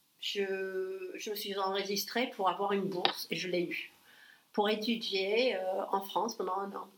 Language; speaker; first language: French; non-native, fluent; English